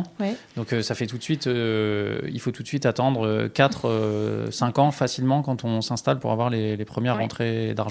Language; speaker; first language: French; native; French